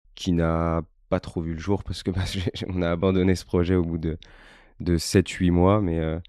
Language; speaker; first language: French; native; French